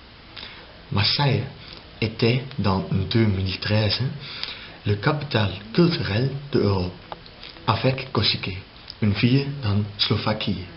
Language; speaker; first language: French; non-native, learner; Dutch